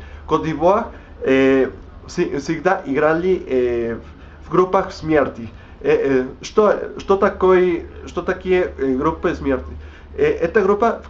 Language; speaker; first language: Russian; non-native, learner; Spanish